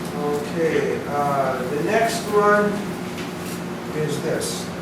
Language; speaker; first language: English; native; English